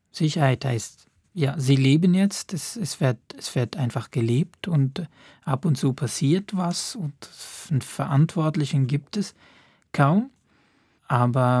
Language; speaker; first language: German; non-native, fluent; Arabic